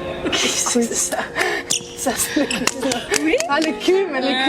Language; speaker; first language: French; non-native, learner; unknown